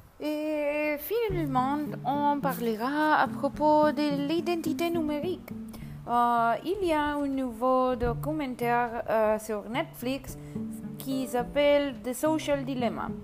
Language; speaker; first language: French; non-native, learner; Spanish